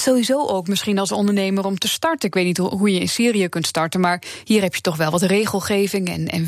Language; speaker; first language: Dutch; native; Dutch